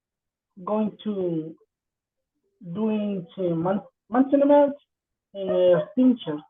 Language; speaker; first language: English; non-native, learner; Spanish